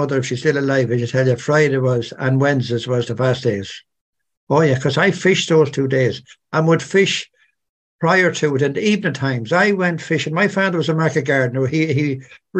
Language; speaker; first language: English; native; English